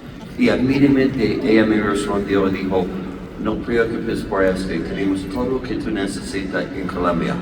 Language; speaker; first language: Spanish; non-native, learner; English